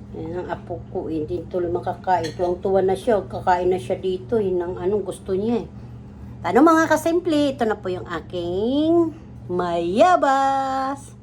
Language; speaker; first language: Filipino; native; Filipino